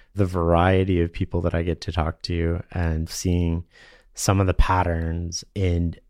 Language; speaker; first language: English; native; English